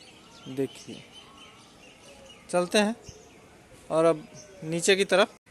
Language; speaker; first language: Hindi; native; Hindi